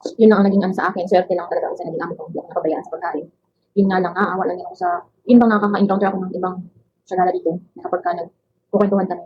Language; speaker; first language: Filipino; non-native, local second language; Cebuano